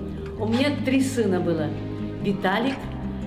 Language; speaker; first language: Russian; native; Russian